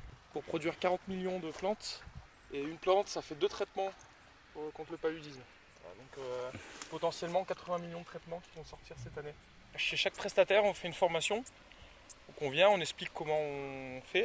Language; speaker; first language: French; native; French